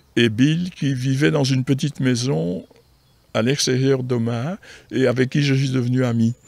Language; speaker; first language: French; native; French